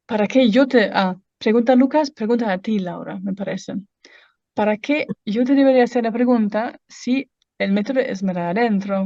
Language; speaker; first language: Spanish; non-native, fluent; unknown